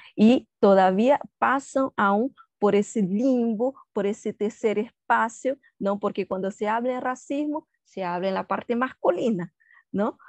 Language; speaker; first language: Spanish; non-native, fluent; Portuguese